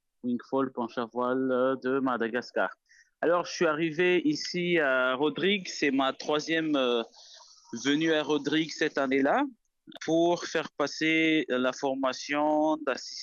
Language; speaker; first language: French; non-native, local second language; Malagasy